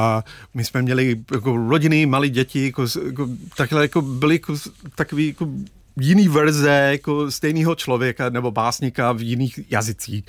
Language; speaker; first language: Czech; non-native, fluent; English